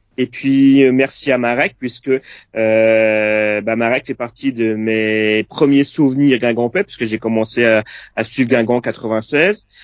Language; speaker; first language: French; native; French